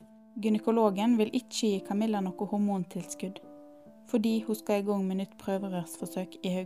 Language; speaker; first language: Norwegian; native; Norwegian